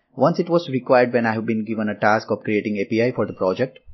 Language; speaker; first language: English; non-native, local second language; Gujarati